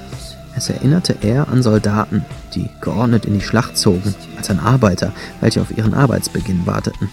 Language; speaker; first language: German; native; German